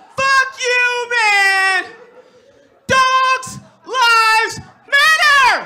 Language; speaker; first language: English; native; English